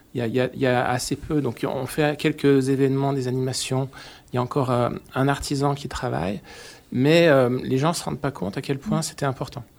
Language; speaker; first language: French; native; French